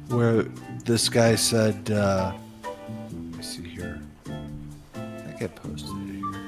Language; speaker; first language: English; native; English